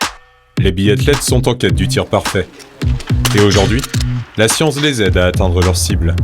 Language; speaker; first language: French; native; French